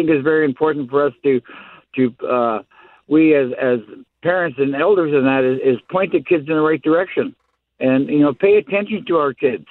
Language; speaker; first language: English; native; English